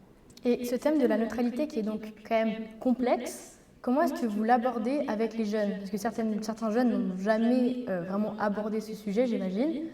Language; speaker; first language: French; native; French